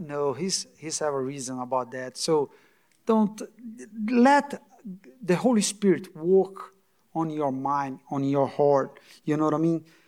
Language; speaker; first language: English; non-native, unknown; Portuguese